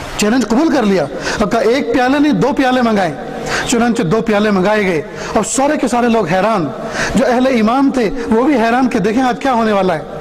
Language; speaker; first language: Urdu; native; Urdu